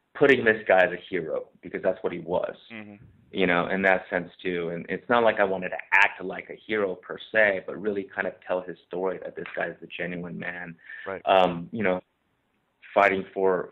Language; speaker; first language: English; native; English